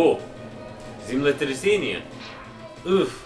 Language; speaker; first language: Russian; non-native, learner; English